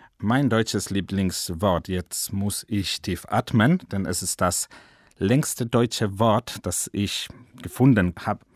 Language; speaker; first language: German; non-native, fluent; Spanish